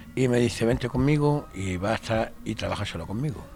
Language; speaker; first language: Spanish; native; Spanish